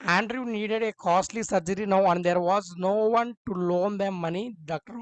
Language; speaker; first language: English; non-native, local second language; Telugu